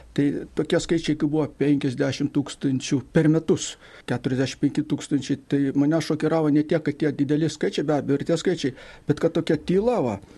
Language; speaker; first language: Lithuanian; native; Lithuanian